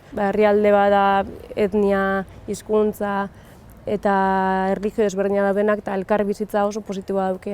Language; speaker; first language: Basque; native; Basque